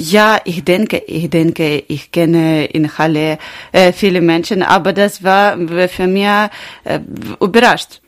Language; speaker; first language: German; non-native, learner; Ukrainian